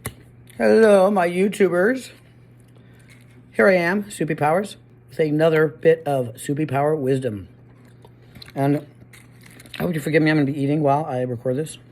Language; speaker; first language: English; native; English